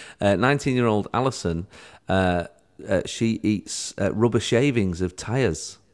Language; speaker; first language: English; native; English